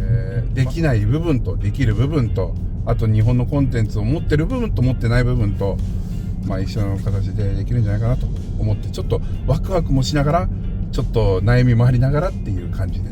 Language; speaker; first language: Japanese; native; Japanese